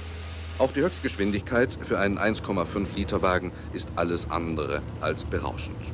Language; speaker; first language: German; native; German